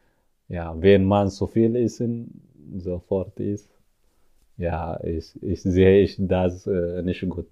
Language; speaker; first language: German; non-native, learner; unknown